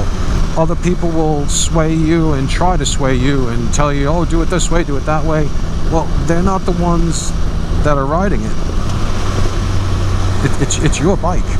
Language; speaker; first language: English; native; English